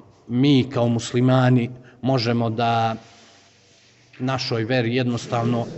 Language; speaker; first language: Bosnian; native; Bosnian